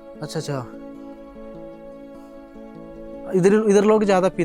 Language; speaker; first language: Hindi; non-native, local second language; Malayalam